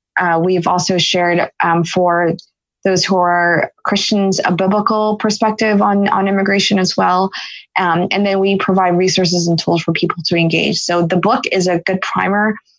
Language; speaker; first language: English; native; English